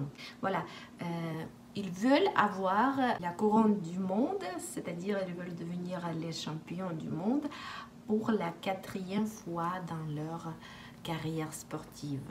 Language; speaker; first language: French; non-native, fluent; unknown